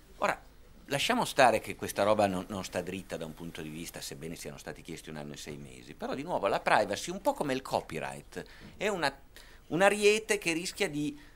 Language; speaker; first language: Italian; native; Italian